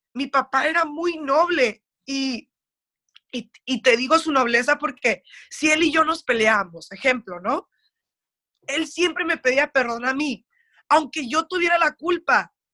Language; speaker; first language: Spanish; early bilingual, heritage; Spanish